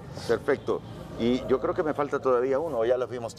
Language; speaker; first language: Spanish; native; Spanish